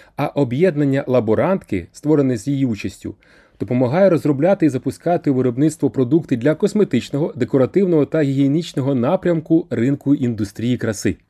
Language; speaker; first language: Ukrainian; native; Ukrainian